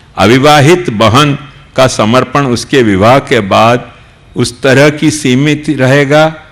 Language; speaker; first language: Hindi; non-native, local second language; Gujarati